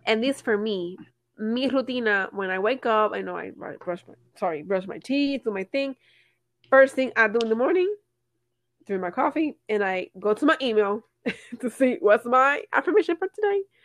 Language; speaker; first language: English; non-native, local second language; Spanish